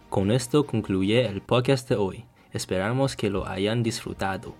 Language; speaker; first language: Spanish; non-native, learner; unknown